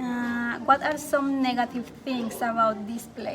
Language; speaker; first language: English; non-native, fluent; Spanish